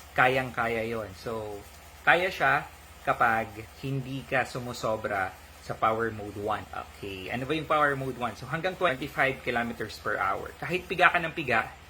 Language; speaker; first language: Filipino; non-native, local second language; Bikol